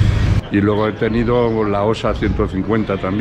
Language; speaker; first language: Spanish; native; Spanish